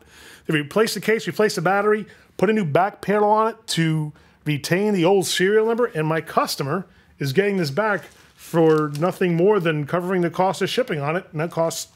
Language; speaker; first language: English; native; English